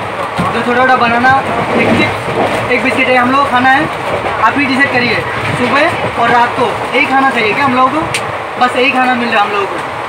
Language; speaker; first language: Hindi; non-native, local second language; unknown